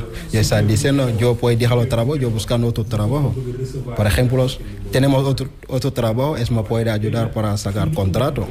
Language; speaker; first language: Spanish; non-native, learner; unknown